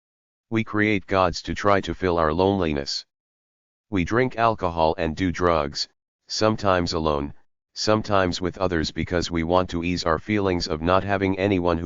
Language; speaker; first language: English; native; English